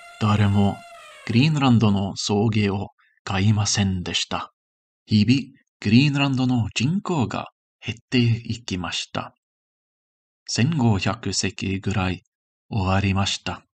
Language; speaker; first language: Japanese; non-native, learner; English